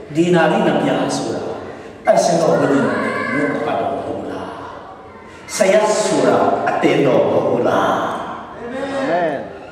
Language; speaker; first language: Burmese; non-native, local second language; Tedim Chin